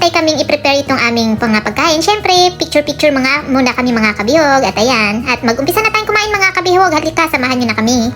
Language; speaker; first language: Filipino; non-native, local second language; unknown